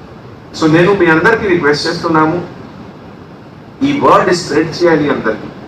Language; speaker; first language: Telugu; non-native, fluent; Hindi